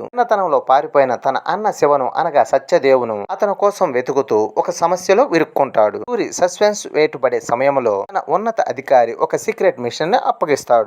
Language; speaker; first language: Telugu; native; Telugu